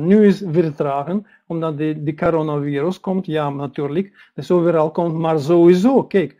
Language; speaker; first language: Dutch; non-native, learner; Russian